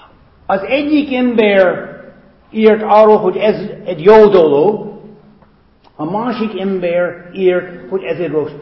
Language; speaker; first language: Hungarian; non-native, fluent; English